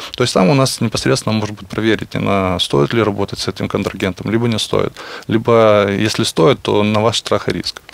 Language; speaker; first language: Russian; native; Russian